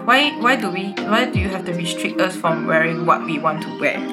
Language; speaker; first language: English; non-native, local second language; Chinese